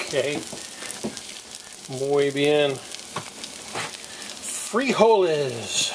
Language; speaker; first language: Spanish; non-native, learner; English